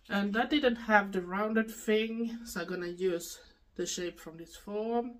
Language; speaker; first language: English; non-native, fluent; Swedish